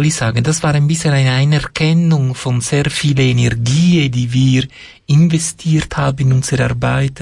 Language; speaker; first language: German; non-native, fluent; Italian